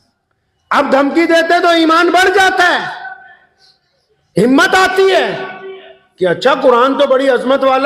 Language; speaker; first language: Urdu; native; Urdu